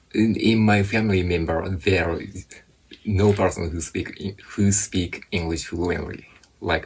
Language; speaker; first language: English; non-native, fluent; Japanese